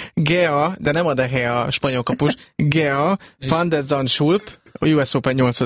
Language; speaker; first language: Hungarian; native; Hungarian